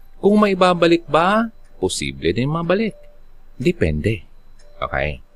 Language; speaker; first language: Filipino; non-native, local second language; Bikol